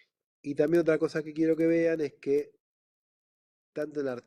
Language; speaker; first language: Spanish; native; Spanish